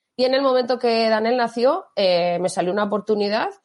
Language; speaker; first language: Spanish; native; Spanish